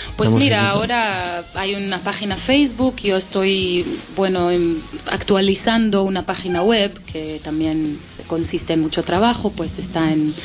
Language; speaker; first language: Spanish; non-native, fluent; Hebrew